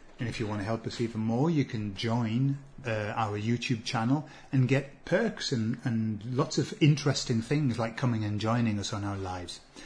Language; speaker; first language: English; native; English